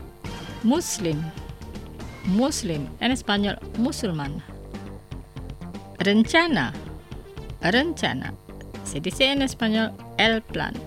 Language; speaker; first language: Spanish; non-native, fluent; Indonesian